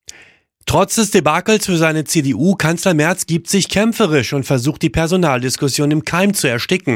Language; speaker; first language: German; native; German